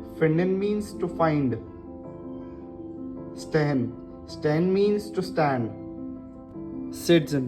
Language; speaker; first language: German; non-native, fluent; Hindi